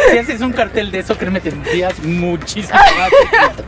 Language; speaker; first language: Spanish; native; Spanish